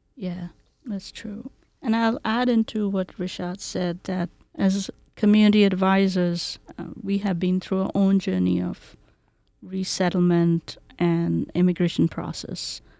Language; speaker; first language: English; non-native, local second language; Bangla